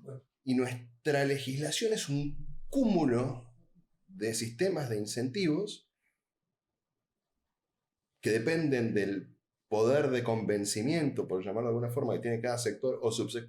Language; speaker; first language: Spanish; native; Spanish